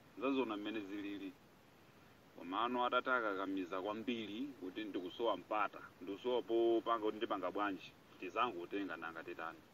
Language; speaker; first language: Nyanja; non-native, local second language; Yao